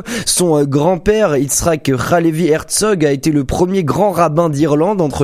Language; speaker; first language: French; native; French